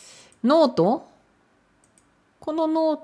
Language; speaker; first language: Japanese; non-native, fluent; French